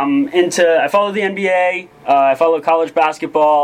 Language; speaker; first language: English; native; English